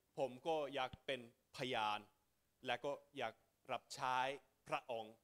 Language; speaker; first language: Thai; non-native, fluent; Finnish